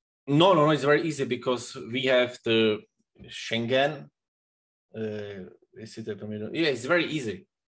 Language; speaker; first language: English; non-native, learner; Czech